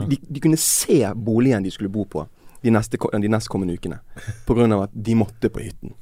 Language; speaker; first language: Norwegian; native; Norwegian